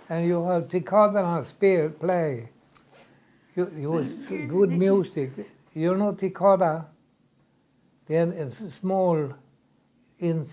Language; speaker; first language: English; non-native, learner; Swedish